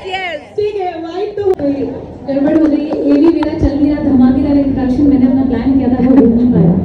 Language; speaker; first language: Hindi; native; Hindi